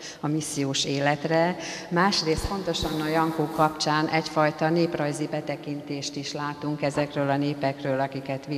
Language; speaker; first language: Hungarian; native; Hungarian